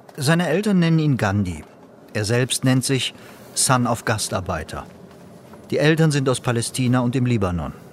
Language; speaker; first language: German; native; German